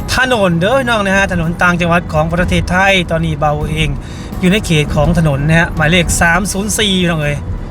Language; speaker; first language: Thai; non-native, fluent; Lao